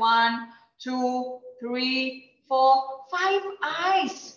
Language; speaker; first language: English; non-native, learner; Indonesian